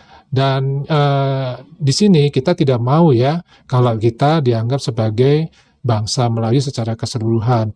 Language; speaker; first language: Indonesian; native; Indonesian